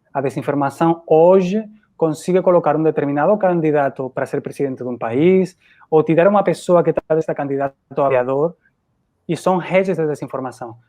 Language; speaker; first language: Portuguese; non-native, fluent; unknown